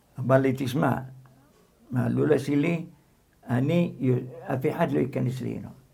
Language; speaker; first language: Hebrew; non-native, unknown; Arabic